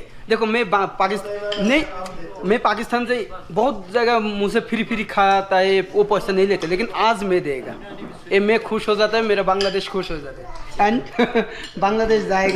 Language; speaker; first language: Hindi; non-native, learner; Bangla